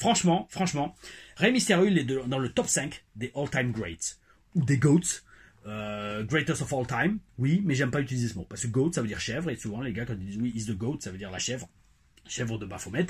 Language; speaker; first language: French; native; French